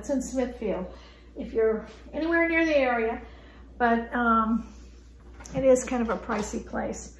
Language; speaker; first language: English; native; English